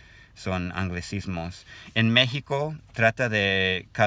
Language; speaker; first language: Spanish; non-native, learner; English